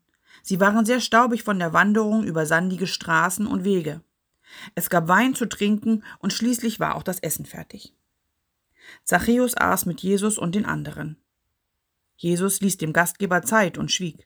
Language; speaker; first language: German; native; German